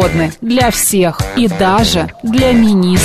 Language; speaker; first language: Russian; native; Russian